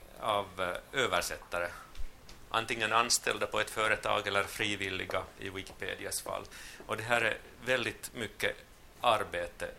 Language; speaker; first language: Swedish; non-native, local second language; Finnish